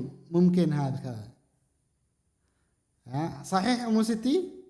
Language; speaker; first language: Arabic; non-native, fluent; Indonesian